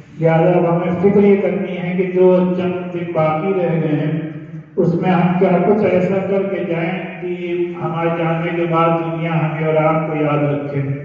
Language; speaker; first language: Urdu; native; Urdu